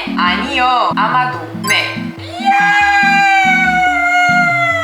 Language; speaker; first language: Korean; non-native, learner; English